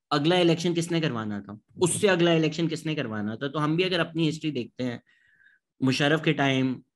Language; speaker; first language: Urdu; native; Urdu